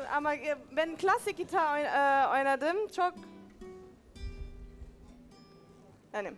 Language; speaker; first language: Turkish; non-native, learner; German